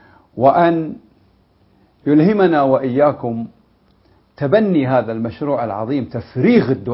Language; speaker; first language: Arabic; native; Arabic